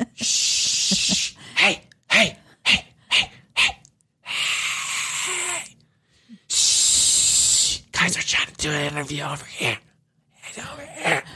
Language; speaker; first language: English; native; English